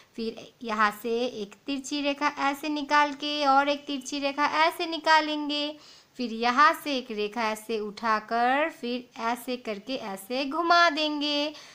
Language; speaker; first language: Hindi; non-native, local second language; Bangla